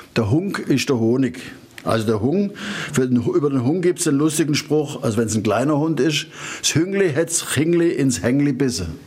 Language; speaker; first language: German; native; German